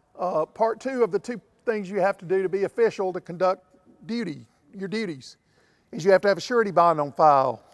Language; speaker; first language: English; native; English